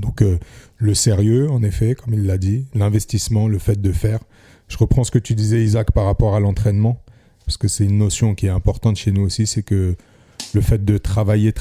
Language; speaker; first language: French; native; French